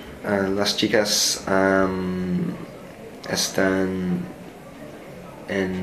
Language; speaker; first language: Spanish; non-native, learner; English